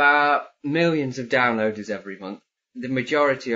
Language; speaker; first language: English; native; English